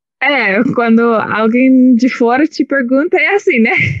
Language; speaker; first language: Portuguese; non-native, learner; English